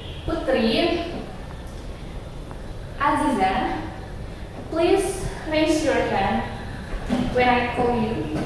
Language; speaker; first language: English; non-native, learner; Indonesian